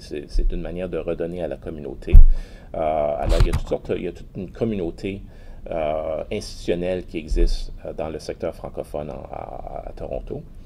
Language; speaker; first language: French; native; French